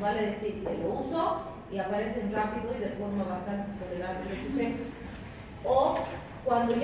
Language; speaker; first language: Spanish; native; Spanish